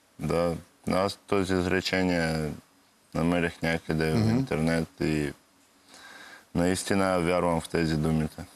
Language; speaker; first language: Bulgarian; non-native, learner; Russian